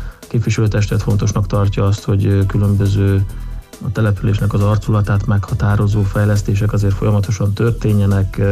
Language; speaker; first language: Hungarian; native; Hungarian